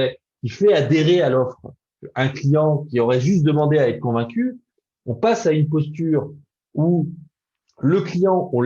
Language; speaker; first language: French; native; French